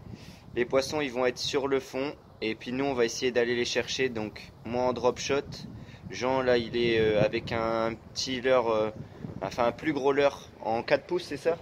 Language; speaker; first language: French; native; French